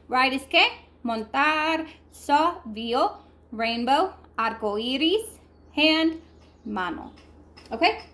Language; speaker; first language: Spanish; non-native, learner; English